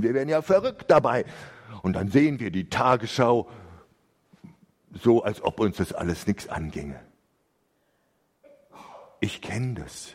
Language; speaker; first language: German; native; German